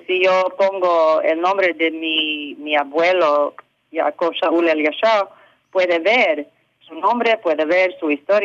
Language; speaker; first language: Spanish; early bilingual, heritage; English